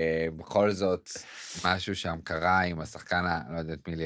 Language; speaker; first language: Hebrew; native; Hebrew